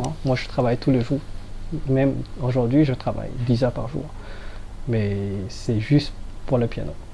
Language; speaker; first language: French; non-native, fluent; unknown